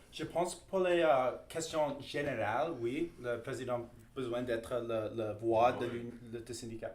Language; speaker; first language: French; non-native, learner; English